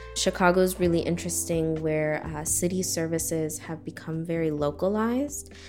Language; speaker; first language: English; early bilingual, other home language; Spanish